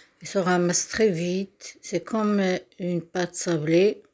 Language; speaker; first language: French; non-native, local second language; Arabic